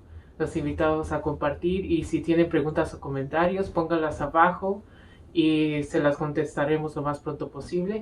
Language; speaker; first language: Spanish; native; Spanish